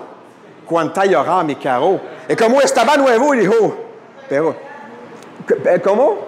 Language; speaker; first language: Spanish; non-native, fluent; French